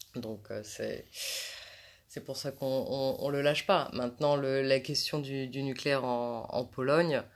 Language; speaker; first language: French; native; French